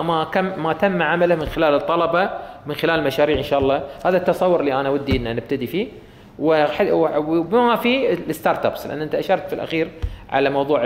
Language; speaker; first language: Arabic; native; Arabic